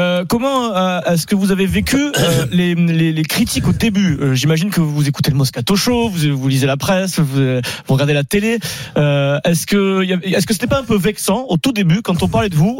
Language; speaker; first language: French; native; French